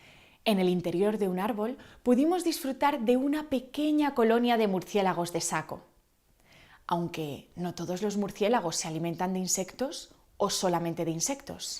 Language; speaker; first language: Spanish; native; Spanish